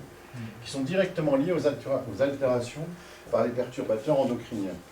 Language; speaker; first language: French; native; French